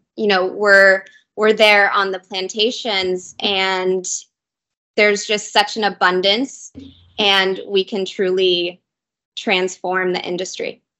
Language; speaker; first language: English; native; English